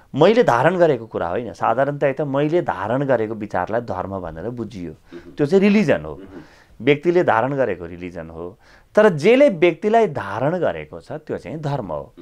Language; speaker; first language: Nepali; native; Nepali